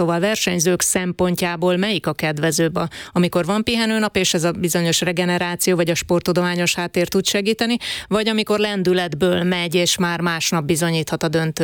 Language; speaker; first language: Hungarian; native; Hungarian